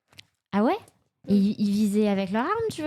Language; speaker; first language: French; native; French